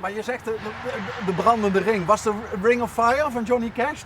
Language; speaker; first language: Dutch; native; Dutch